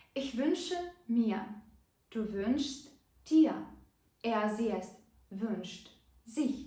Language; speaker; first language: German; non-native, fluent; Ukrainian